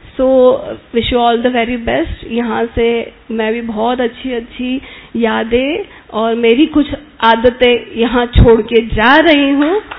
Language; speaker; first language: Hindi; native; Hindi